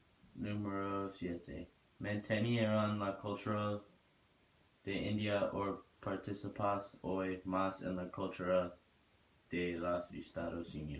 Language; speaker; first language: Spanish; non-native, learner; English